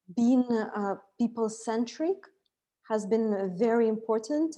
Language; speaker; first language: English; non-native, fluent; Russian